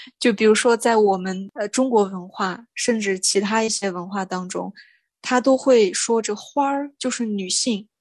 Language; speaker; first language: Chinese; non-native, local second language; Mongolian